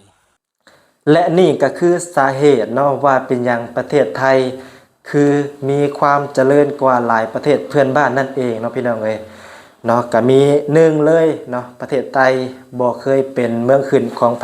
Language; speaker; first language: Thai; non-native, local second language; Lao